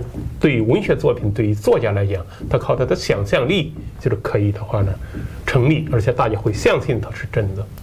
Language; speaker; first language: Chinese; native; Chinese